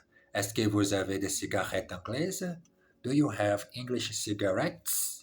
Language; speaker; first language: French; non-native, learner; English